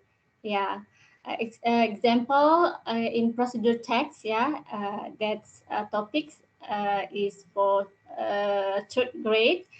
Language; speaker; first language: English; non-native, learner; Indonesian